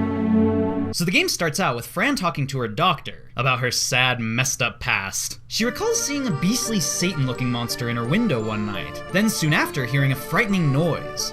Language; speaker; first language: English; native; English